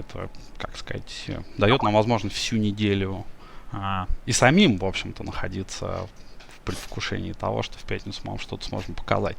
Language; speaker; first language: Russian; native; Russian